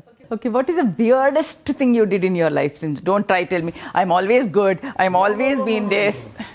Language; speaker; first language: English; non-native, local second language; Telugu